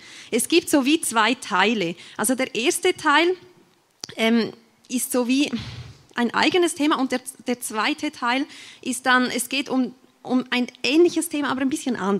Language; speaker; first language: German; native; German